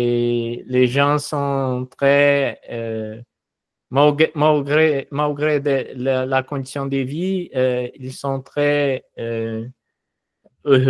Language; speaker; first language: French; non-native, fluent; Portuguese